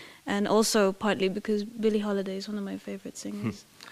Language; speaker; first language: English; native; English